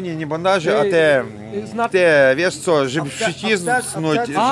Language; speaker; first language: Polish; non-native, learner; Ukrainian